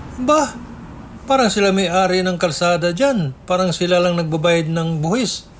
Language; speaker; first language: Filipino; native; Filipino